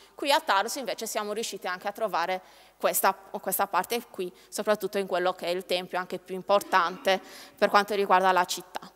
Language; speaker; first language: Italian; native; Italian